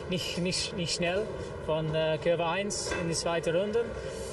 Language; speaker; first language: German; non-native, learner; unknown